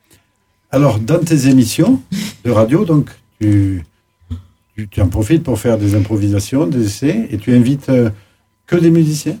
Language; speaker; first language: French; native; French